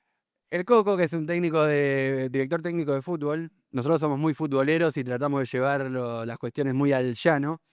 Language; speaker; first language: Spanish; native; Spanish